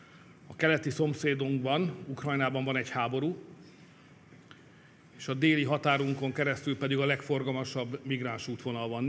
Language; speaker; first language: Hungarian; native; Hungarian